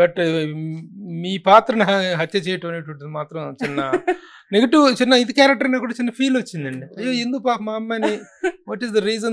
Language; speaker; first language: Telugu; native; Telugu